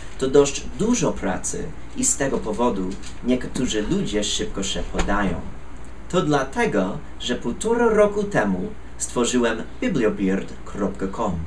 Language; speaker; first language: Polish; non-native, fluent; English